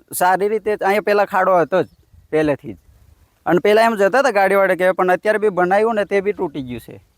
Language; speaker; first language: Gujarati; native; Gujarati